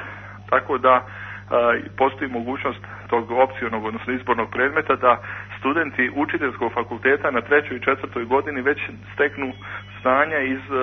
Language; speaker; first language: Croatian; native; Croatian